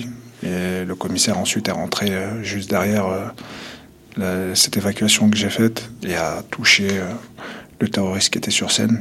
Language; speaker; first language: French; non-native, local second language; Kabyle